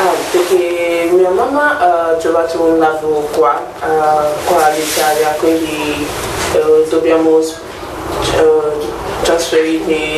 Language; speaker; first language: Italian; non-native, learner; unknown